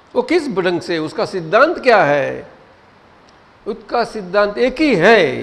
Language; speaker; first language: Hindi; non-native, local second language; Gujarati